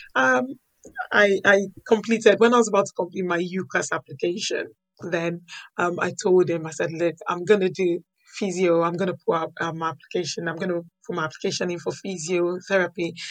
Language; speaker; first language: English; non-native, local second language; Yoruba